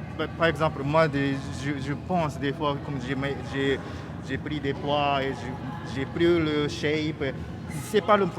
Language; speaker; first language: French; non-native, learner; Japanese